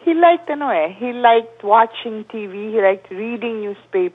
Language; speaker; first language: English; non-native, local second language; Filipino